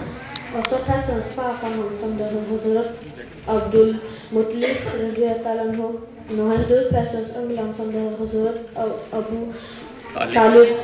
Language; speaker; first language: Danish; early bilingual, other home language; Urdu